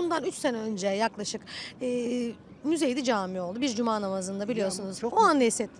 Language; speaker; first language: Turkish; native; Turkish